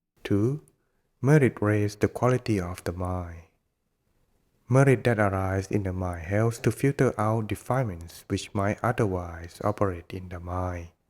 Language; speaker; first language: English; non-native, fluent; Thai